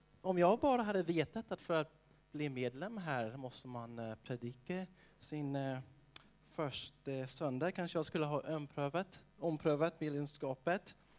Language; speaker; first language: Swedish; non-native, learner; English